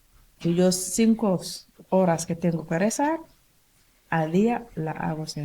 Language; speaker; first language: Spanish; non-native, learner; Wolof